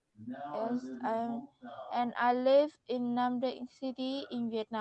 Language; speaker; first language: English; non-native, learner; Vietnamese